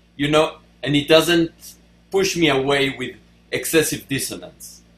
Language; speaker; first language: English; non-native, fluent; Spanish